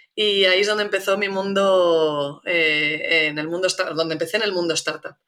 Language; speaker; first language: Spanish; native; Spanish